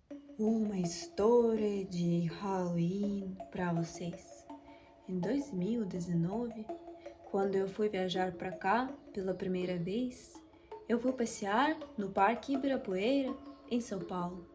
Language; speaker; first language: Portuguese; non-native, fluent; Russian